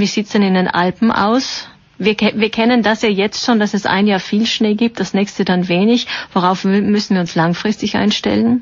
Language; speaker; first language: German; native; German